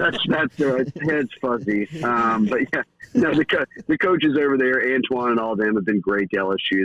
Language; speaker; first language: English; native; English